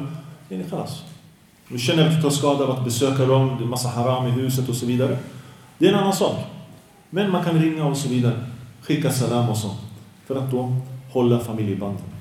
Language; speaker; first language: Swedish; early bilingual, other home language; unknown